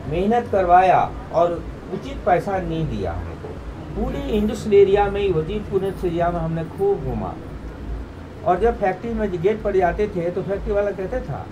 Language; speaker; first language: Hindi; native; Hindi